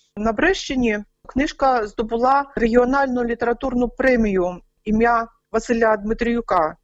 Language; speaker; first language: Ukrainian; native; Ukrainian